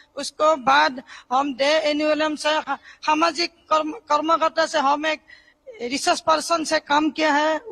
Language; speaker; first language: Hindi; non-native, local second language; Assamese